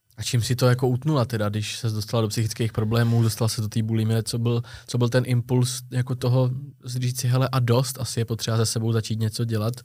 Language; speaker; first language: Czech; native; Czech